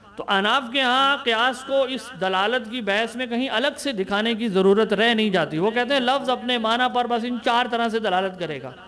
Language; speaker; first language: Urdu; native; Urdu